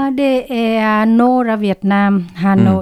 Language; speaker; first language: Swedish; non-native, learner; Vietnamese